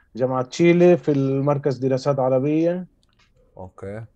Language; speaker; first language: Arabic; early bilingual, heritage; Spanish